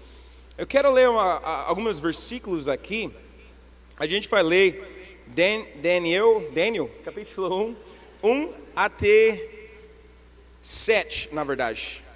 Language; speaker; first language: Portuguese; non-native, learner; English